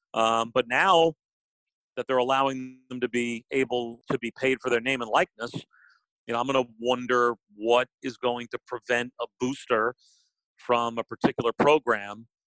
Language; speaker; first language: English; native; English